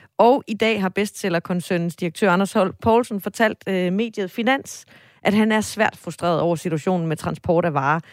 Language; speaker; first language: Danish; native; Danish